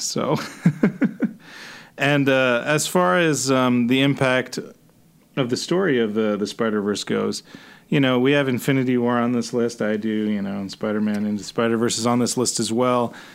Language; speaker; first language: English; native; English